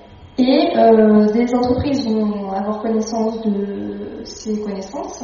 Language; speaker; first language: French; native; French